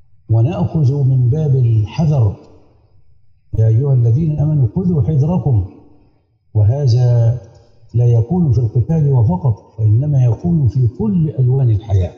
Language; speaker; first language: Arabic; native; Arabic